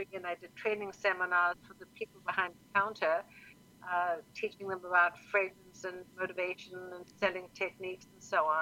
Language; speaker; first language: English; native; English